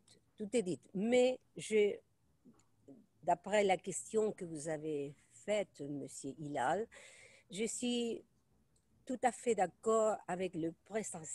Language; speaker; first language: French; non-native, fluent; Spanish